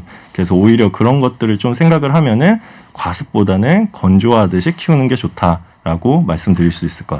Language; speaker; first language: Korean; native; Korean